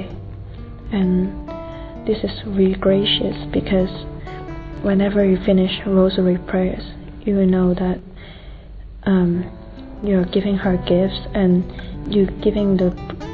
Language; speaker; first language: English; non-native, local second language; Cantonese